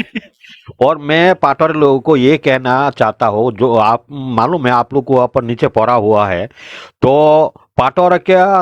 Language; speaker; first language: Hindi; non-native, local second language; Bangla